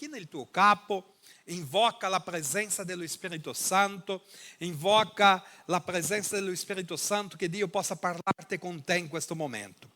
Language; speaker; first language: Italian; non-native, fluent; Portuguese